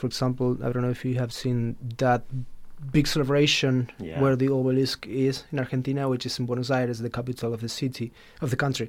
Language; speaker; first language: English; non-native, fluent; Spanish